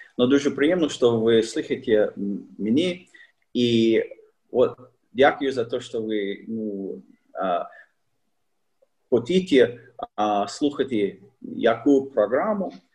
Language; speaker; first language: Ukrainian; non-native, learner; English